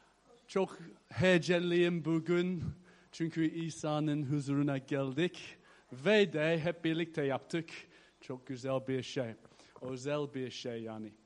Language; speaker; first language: Turkish; non-native, fluent; English